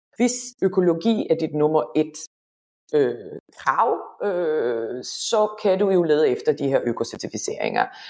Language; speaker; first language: Danish; non-native, fluent; Finnish